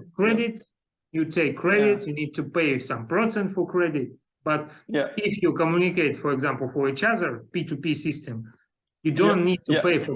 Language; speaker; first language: English; non-native, learner; Russian